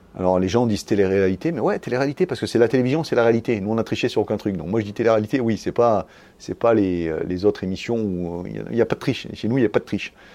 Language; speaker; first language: French; native; French